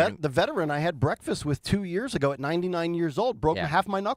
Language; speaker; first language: English; native; English